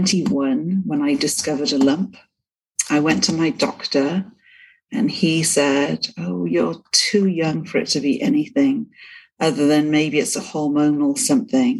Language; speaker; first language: English; native; English